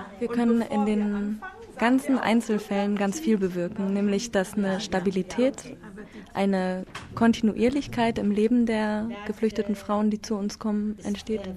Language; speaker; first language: German; native; German